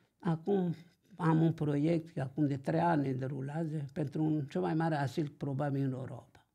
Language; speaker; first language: Romanian; non-native, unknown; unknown